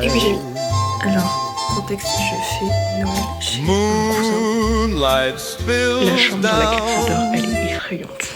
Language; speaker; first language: French; native; French